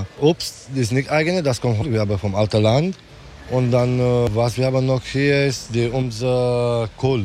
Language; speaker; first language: German; non-native, learner; Romanian